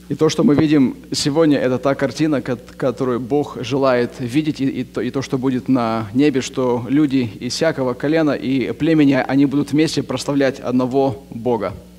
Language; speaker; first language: Russian; native; Russian